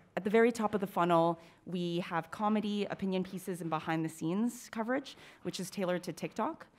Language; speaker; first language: English; native; English